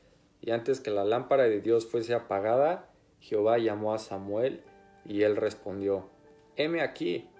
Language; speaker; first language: Spanish; native; Spanish